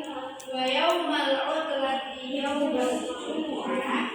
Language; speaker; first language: Arabic; non-native, learner; Indonesian